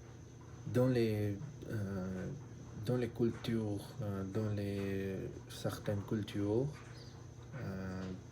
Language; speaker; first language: French; non-native, learner; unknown